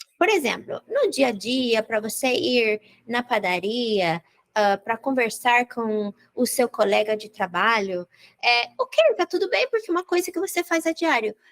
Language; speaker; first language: Portuguese; non-native, fluent; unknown